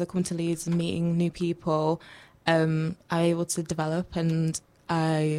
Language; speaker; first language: English; native; English